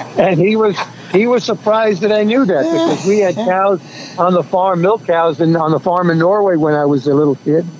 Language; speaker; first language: English; native; English